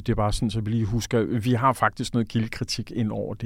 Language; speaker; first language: Danish; native; Danish